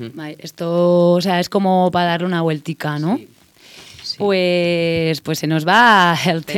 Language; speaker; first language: Spanish; native; Spanish